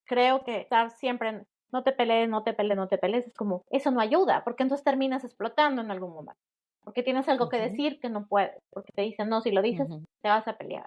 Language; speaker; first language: Spanish; native; Spanish